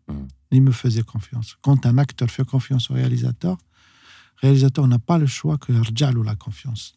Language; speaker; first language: French; non-native, local second language; Arabic